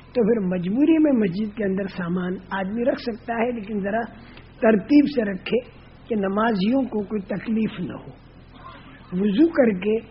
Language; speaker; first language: Urdu; non-native, local second language; Gujarati